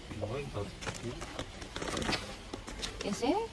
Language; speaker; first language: English; non-native, learner; Filipino